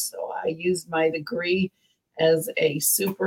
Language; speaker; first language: English; native; English